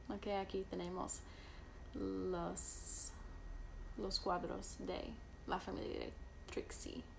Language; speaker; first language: Spanish; non-native, fluent; English